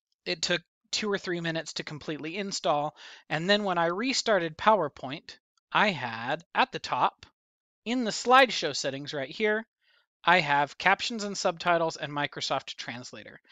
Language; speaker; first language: English; native; English